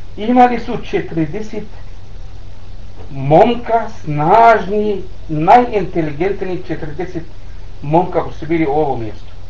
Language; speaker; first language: Bosnian; non-native, learner; Arabic